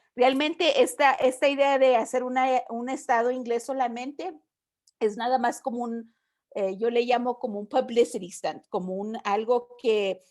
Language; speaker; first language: Spanish; early bilingual, heritage; Spanish